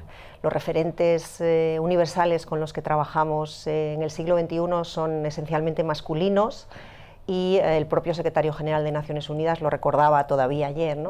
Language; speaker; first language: Spanish; native; Spanish